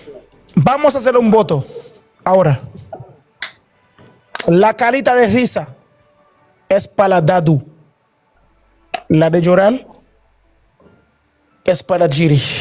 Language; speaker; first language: Spanish; non-native, learner; Haitian Creole